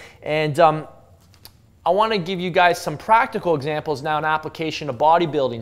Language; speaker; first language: English; native; English